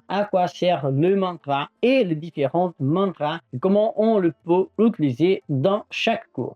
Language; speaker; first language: French; non-native, fluent; Portuguese